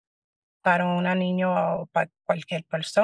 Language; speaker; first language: Spanish; early bilingual, heritage; Spanish